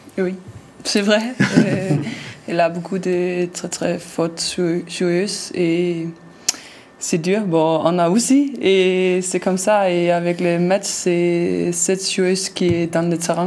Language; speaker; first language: French; non-native, learner; Danish